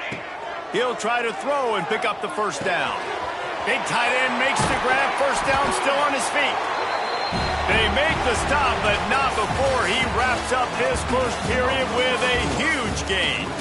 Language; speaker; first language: English; native; English